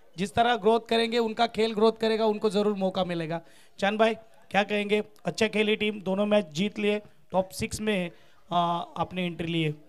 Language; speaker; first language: Hindi; non-native, local second language; Marathi